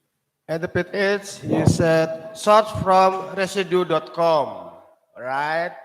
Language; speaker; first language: English; non-native, learner; Indonesian